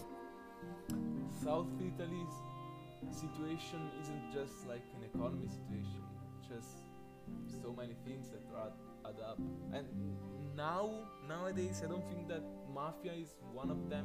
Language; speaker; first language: English; non-native, fluent; Italian